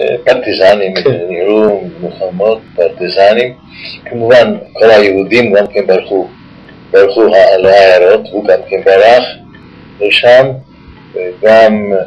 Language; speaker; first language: Hebrew; non-native, fluent; Yiddish